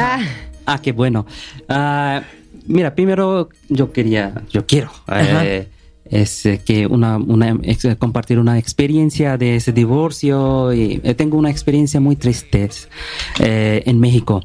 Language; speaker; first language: Spanish; non-native, learner; Bangla